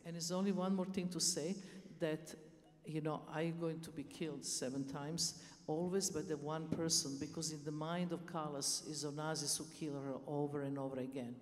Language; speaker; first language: English; non-native, fluent; Serbian